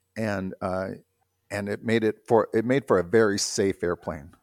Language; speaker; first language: English; native; English